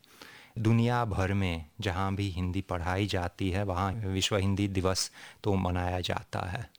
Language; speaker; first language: Hindi; non-native, fluent; Hungarian